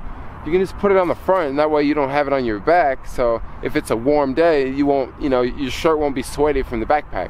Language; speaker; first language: English; native; English